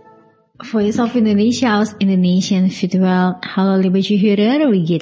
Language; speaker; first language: German; non-native, fluent; Indonesian